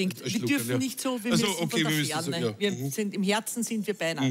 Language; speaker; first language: German; native; German